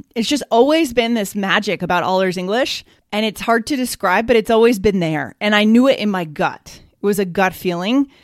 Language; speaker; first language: English; native; English